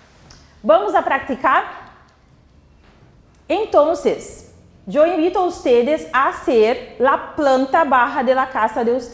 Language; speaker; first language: Spanish; non-native, fluent; Portuguese